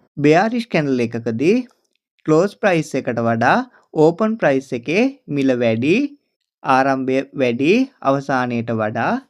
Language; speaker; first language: Sinhala; native; Sinhala